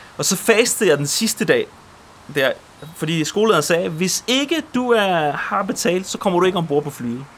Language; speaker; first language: Danish; early bilingual, other home language; Polish